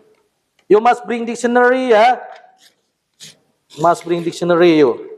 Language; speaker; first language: English; non-native, learner; Indonesian